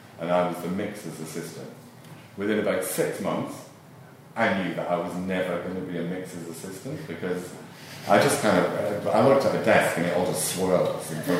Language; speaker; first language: English; native; English